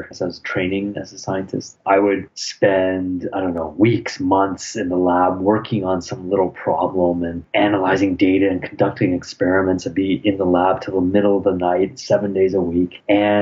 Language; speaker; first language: English; native; English